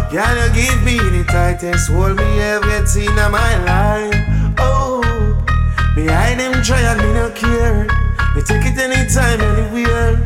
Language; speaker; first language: French; native; French